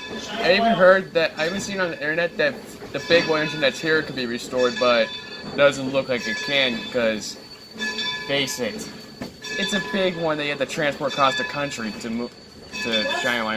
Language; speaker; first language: English; native; English